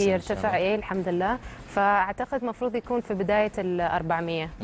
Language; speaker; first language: Arabic; native; Arabic